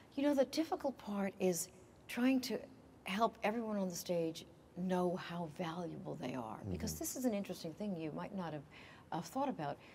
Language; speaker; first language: English; native; English